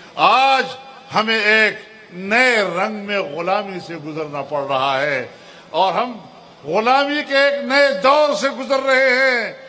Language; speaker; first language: Urdu; non-native, local second language; Pashto